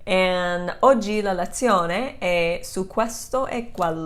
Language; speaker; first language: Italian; non-native, fluent; English